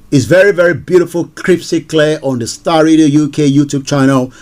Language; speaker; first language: English; non-native, local second language; Yoruba